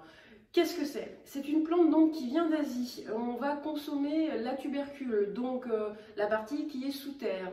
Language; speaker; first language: French; native; French